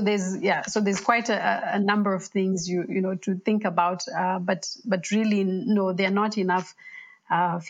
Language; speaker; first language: English; non-native, local second language; Shona